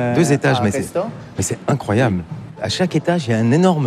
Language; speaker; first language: French; native; French